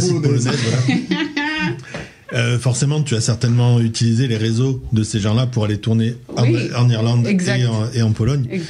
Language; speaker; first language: French; native; French